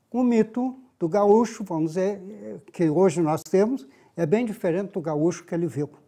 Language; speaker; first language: Portuguese; native; Portuguese